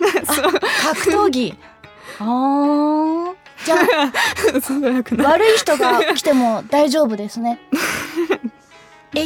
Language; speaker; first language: Japanese; native; Japanese